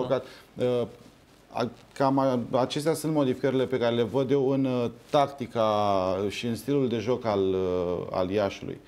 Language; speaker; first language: Romanian; native; Romanian